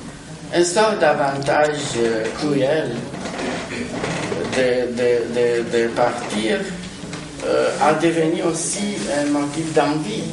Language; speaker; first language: French; non-native, fluent; Romanian